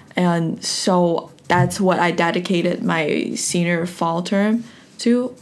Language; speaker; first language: English; non-native, fluent; Chinese